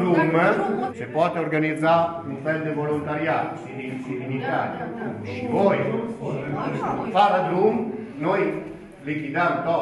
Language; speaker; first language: Romanian; non-native, learner; Italian